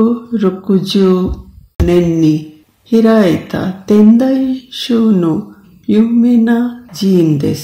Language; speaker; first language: Japanese; non-native, fluent; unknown